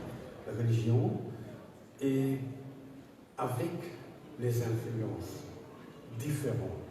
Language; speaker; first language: French; non-native, learner; German